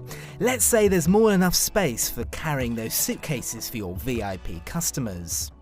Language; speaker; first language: English; native; English